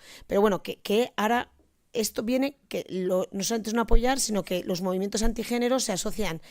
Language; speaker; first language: Spanish; native; Spanish